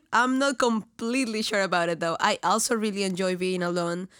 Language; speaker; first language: English; non-native, fluent; Spanish